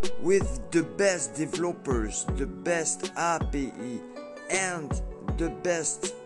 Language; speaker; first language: English; non-native, learner; French